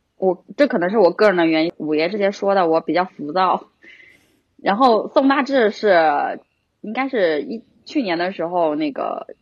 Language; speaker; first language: Chinese; native; Chinese